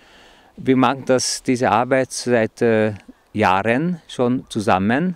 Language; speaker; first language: German; non-native, fluent; Hungarian